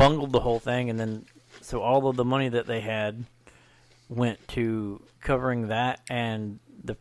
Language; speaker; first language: English; native; English